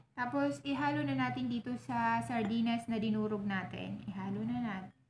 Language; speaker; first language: Filipino; non-native, local second language; Cebuano